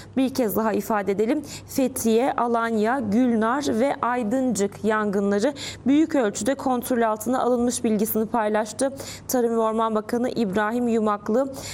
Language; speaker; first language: Turkish; early bilingual, heritage; Turkish